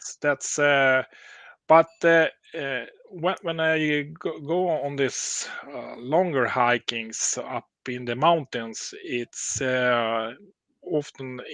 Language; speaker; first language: English; non-native, learner; Swedish